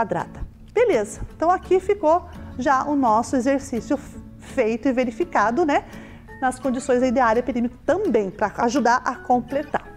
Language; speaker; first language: Portuguese; native; Portuguese